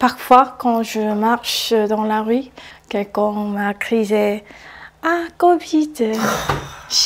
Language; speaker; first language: French; non-native, learner; Korean